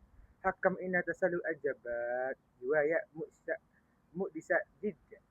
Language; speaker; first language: Arabic; non-native, learner; Malay